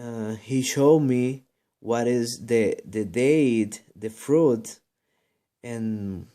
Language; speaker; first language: English; non-native, learner; Spanish